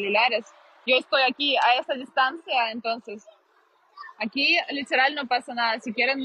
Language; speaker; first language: Spanish; non-native, fluent; Russian